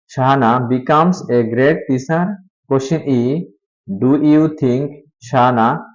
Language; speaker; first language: English; non-native, local second language; Bangla